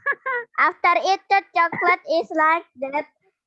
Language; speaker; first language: English; non-native, learner; Indonesian